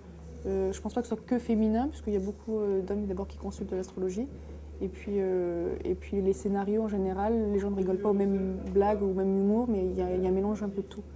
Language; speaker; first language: French; native; French